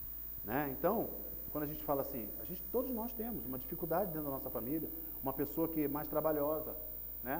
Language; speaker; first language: Portuguese; native; Portuguese